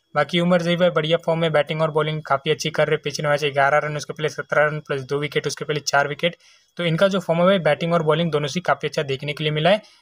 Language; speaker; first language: Hindi; native; Hindi